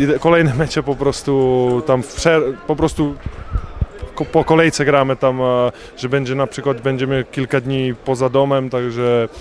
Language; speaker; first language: Polish; non-native, learner; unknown